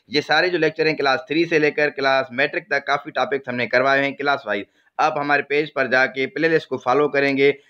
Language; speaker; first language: Urdu; non-native, local second language; Sindhi